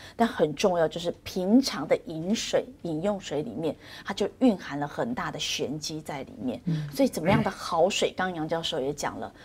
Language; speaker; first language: Chinese; native; Chinese